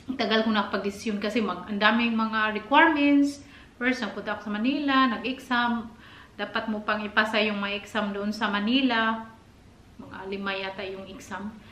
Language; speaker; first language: Filipino; non-native, local second language; Cebuano